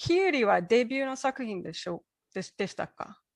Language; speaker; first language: Japanese; non-native, fluent; English